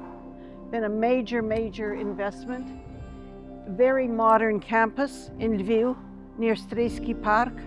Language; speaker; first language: English; early bilingual, other home language; Ukrainian